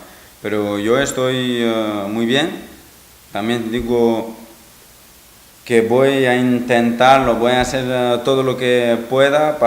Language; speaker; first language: Spanish; non-native, fluent; Macedonian